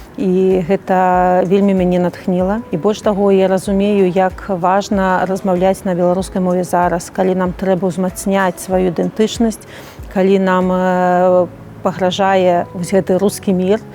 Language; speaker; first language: Belarusian; non-native, local second language; Russian